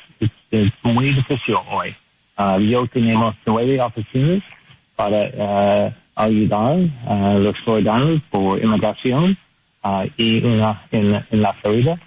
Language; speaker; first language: Spanish; non-native, learner; English